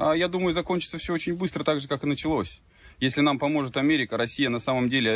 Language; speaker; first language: Russian; native; Russian